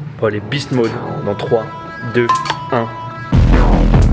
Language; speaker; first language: French; native; French